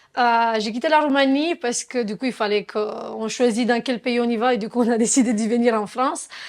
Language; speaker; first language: French; non-native, fluent; Romanian